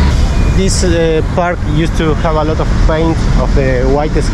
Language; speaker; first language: English; non-native, learner; Spanish